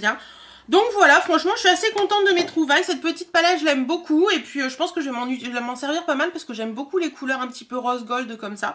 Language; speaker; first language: French; native; French